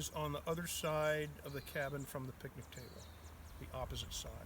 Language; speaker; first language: English; native; English